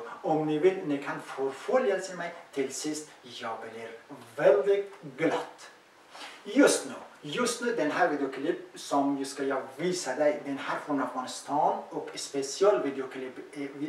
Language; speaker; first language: Swedish; non-native, learner; Persian